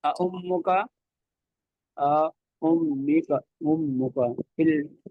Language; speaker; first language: Arabic; non-native, learner; Urdu